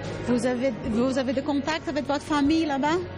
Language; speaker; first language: French; non-native, fluent; Portuguese